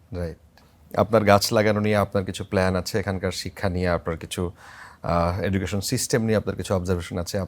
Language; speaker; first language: Bangla; native; Bangla